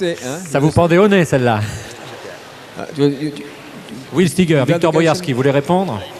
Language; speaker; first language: French; native; French